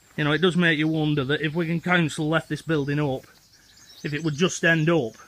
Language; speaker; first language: English; native; English